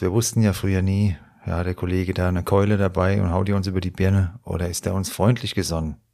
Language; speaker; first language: German; native; German